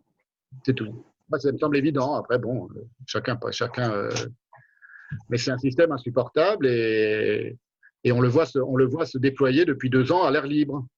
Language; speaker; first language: French; native; French